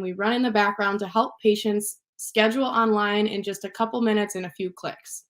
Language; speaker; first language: English; native; English